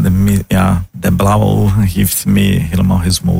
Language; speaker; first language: Dutch; non-native, learner; Portuguese